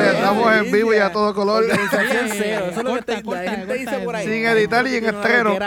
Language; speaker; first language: Spanish; native; Spanish